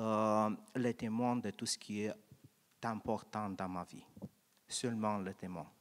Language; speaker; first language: French; non-native, learner; Romanian